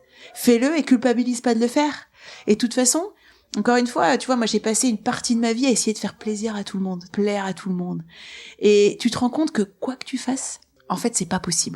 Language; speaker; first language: French; native; French